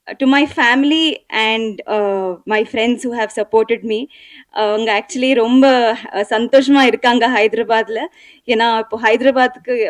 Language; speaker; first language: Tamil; non-native, learner; Telugu